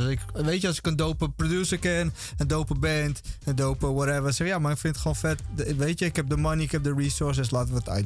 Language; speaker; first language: Dutch; native; Dutch